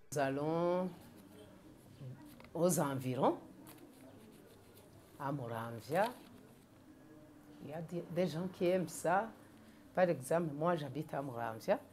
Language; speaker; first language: French; non-native, local second language; Rundi